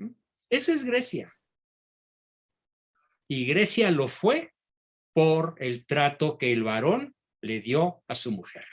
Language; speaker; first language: Spanish; native; Spanish